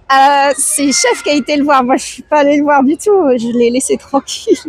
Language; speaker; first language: French; native; French